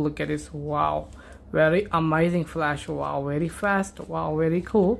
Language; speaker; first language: English; non-native, learner; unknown